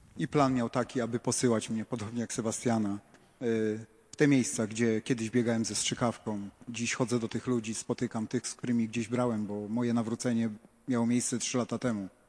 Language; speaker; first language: Polish; native; Polish